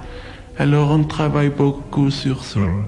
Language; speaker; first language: French; non-native, fluent; Spanish